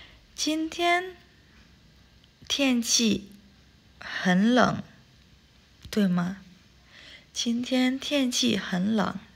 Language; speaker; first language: Chinese; non-native, fluent; Indonesian